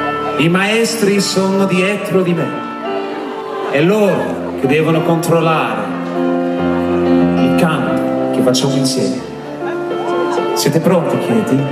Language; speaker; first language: Italian; non-native, fluent; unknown